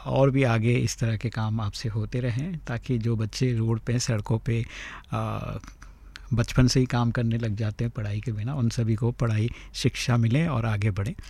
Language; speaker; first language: Hindi; native; Hindi